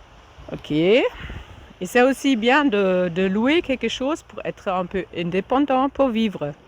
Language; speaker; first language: French; non-native, fluent; German